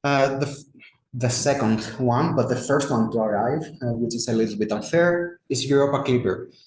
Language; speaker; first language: English; non-native, fluent; Greek